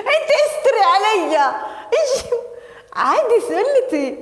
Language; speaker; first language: Arabic; native; Arabic